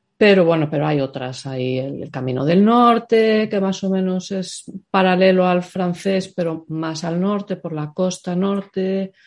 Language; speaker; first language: Spanish; native; Spanish